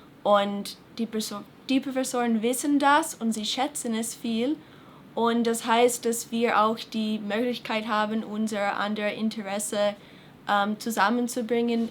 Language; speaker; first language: German; non-native, fluent; English